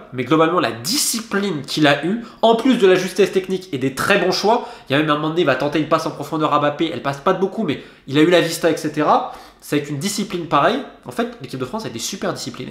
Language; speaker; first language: French; native; French